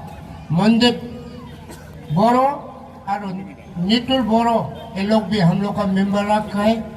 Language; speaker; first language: Hindi; non-native, local second language; Bodo